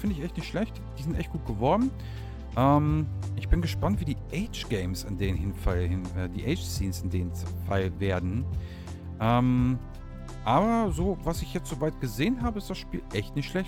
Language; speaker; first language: German; native; German